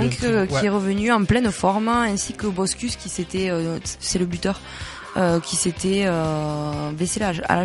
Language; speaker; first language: French; native; French